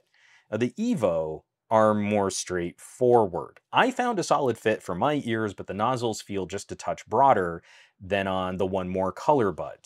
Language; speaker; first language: English; native; English